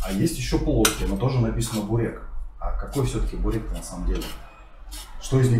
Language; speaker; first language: Russian; native; Russian